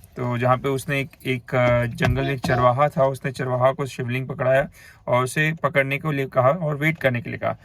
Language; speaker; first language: Hindi; native; Hindi